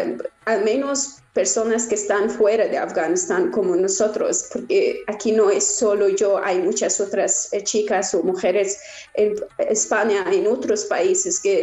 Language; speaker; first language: Spanish; non-native, learner; Persian